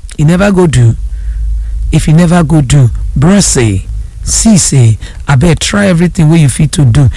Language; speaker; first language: Nigerian Pidgin; non-native, local second language; Igbo